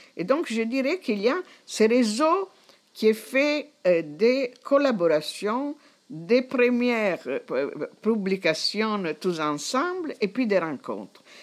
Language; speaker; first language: French; non-native, fluent; Italian